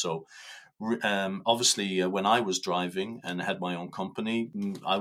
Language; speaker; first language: English; native; English